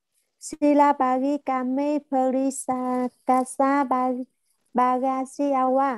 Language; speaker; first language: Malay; non-native, learner; Vietnamese